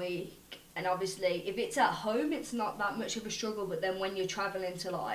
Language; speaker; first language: English; native; English